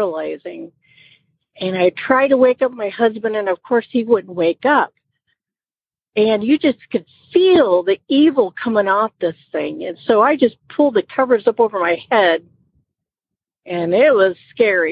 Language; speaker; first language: English; native; English